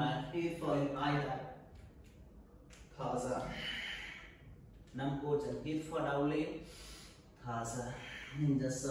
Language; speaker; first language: Vietnamese; non-native, learner; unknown